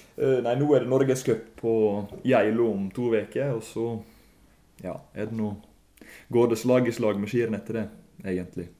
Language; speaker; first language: Norwegian; native; Norwegian